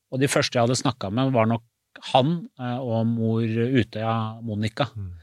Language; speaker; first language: Norwegian; early bilingual, other home language; Persian